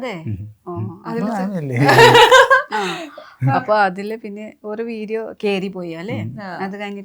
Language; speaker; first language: Malayalam; non-native, fluent; Nepali